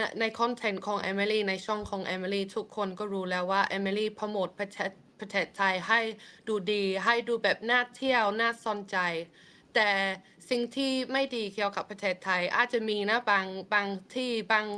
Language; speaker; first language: Thai; non-native, fluent; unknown